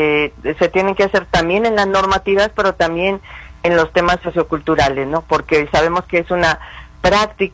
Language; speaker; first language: Spanish; native; Spanish